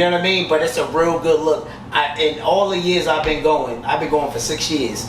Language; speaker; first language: English; native; English